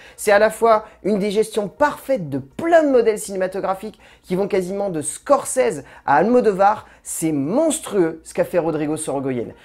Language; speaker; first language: French; native; French